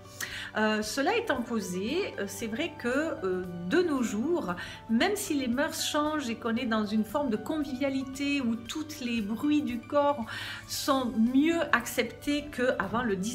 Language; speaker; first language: French; native; French